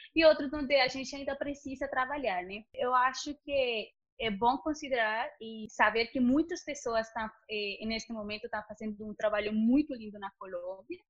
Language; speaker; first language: Portuguese; non-native, learner; Spanish